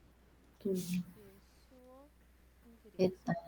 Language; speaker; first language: Italian; non-native, fluent; Portuguese